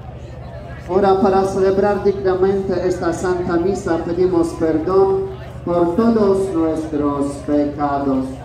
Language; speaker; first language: Spanish; non-native, fluent; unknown